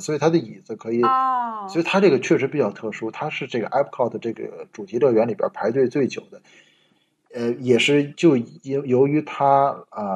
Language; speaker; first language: Chinese; native; Chinese